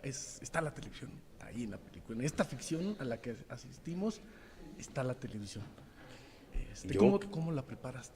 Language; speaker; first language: Spanish; native; Spanish